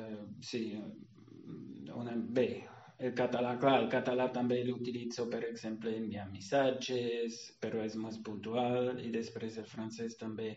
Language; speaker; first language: Catalan; non-native, fluent; German